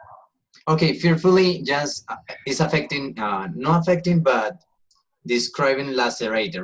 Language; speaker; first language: English; non-native, learner; Spanish